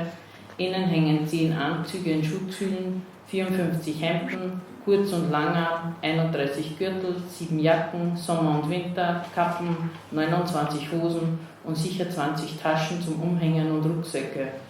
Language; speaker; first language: German; native; German